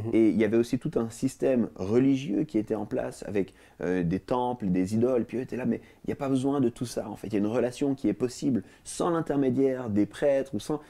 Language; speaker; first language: French; native; French